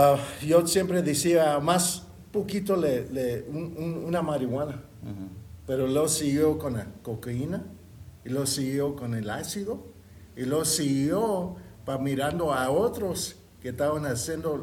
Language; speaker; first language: Spanish; early bilingual, heritage; Spanish